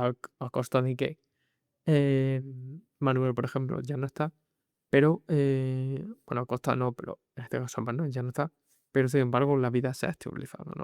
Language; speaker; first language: Spanish; native; Spanish